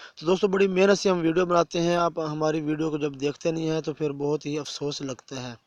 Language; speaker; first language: Urdu; non-native, local second language; Punjabi